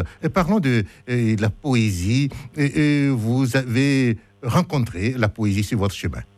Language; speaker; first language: French; native; French